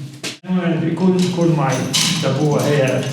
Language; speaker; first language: Danish; non-native, fluent; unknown